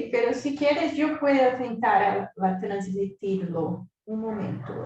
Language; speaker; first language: Spanish; non-native, learner; Portuguese